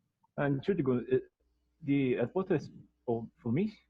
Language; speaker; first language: German; non-native, learner; Portuguese